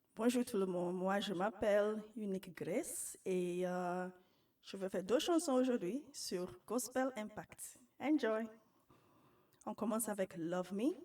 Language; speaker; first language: French; non-native, fluent; Yoruba